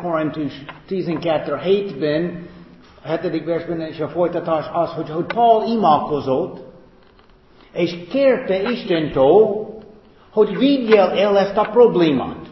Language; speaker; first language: Hungarian; non-native, fluent; English